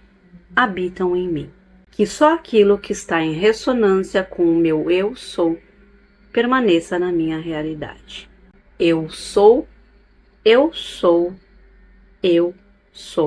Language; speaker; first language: Portuguese; native; Portuguese